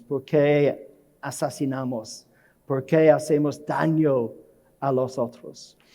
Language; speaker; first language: Spanish; non-native, learner; English